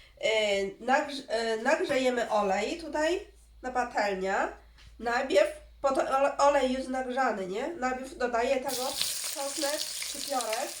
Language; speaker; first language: Polish; non-native, learner; Chinese